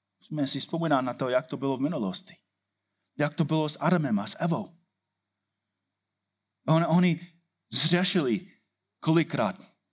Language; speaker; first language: Czech; non-native, fluent; English